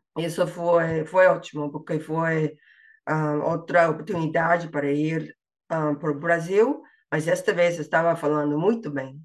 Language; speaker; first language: Portuguese; non-native, fluent; English